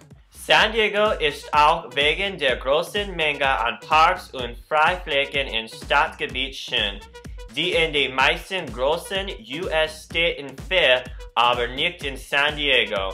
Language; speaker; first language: German; non-native, learner; English